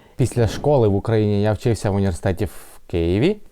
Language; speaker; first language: Ukrainian; native; Ukrainian